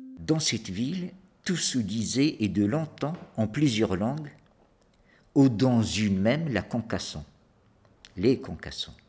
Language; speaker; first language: French; non-native, local second language; Arabic